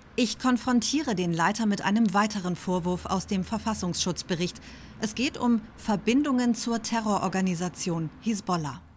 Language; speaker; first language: German; native; German